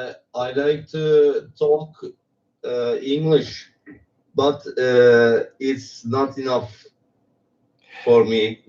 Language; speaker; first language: English; non-native, learner; Turkish